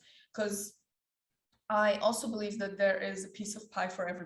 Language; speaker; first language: English; early bilingual, other home language; Persian